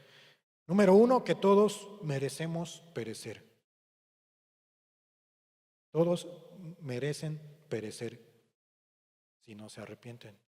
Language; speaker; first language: Spanish; native; Spanish